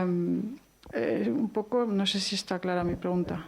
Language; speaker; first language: Spanish; native; Spanish